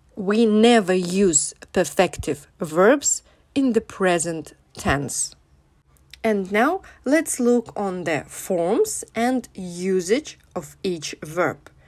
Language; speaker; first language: English; non-native, fluent; Russian